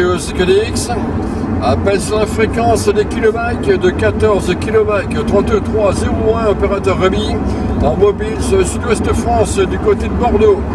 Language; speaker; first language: French; native; French